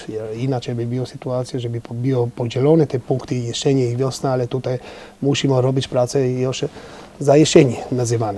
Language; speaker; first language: Polish; non-native, fluent; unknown